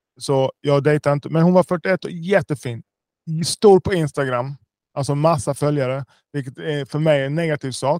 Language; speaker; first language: Swedish; early bilingual, other home language; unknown